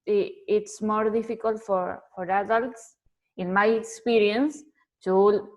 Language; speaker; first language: English; non-native, fluent; Spanish